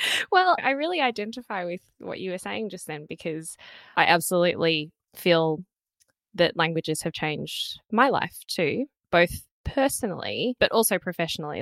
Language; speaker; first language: English; native; English